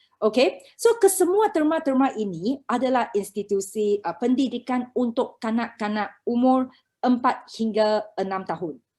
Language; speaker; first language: Malay; non-native, local second language; Chinese